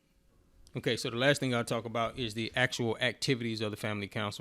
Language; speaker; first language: English; native; English